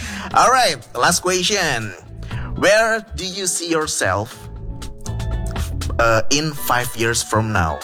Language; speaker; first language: English; non-native, fluent; Indonesian